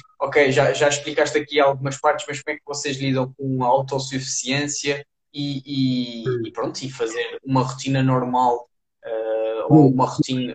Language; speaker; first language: Portuguese; native; Portuguese